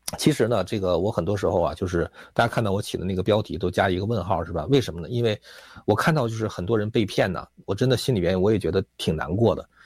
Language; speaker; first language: Chinese; native; Chinese